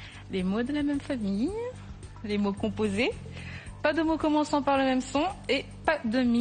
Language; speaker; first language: French; native; French